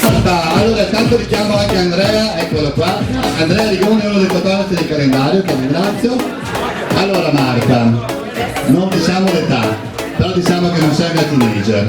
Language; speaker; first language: Italian; native; Italian